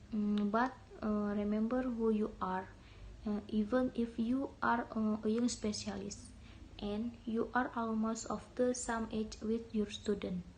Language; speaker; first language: English; non-native, learner; Indonesian